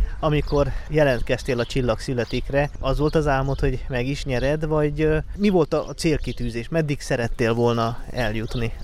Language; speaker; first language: Hungarian; native; Hungarian